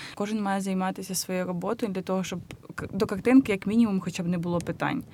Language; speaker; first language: Ukrainian; native; Ukrainian